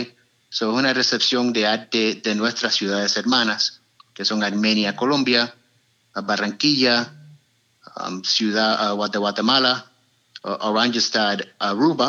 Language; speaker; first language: Spanish; early bilingual, heritage; Spanish